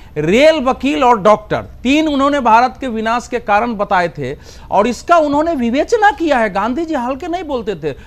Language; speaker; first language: Hindi; native; Hindi